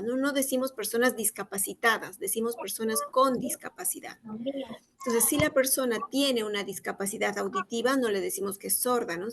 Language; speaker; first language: Spanish; native; Spanish